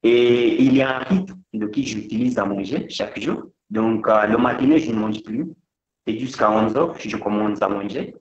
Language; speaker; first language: French; non-native, fluent; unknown